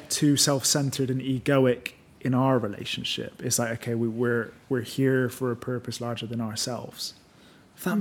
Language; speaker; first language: English; native; English